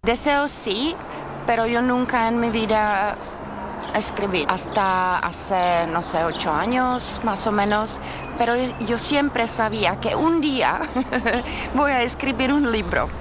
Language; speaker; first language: Spanish; non-native, fluent; Czech